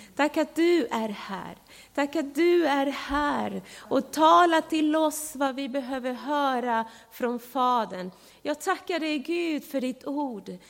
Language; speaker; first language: Swedish; non-native, fluent; Spanish